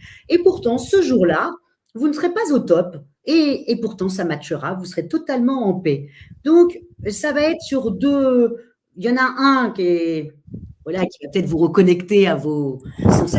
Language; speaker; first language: French; native; French